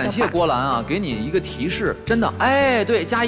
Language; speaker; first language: Chinese; native; Chinese